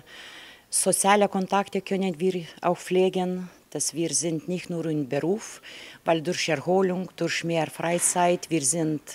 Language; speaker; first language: German; non-native, fluent; Lithuanian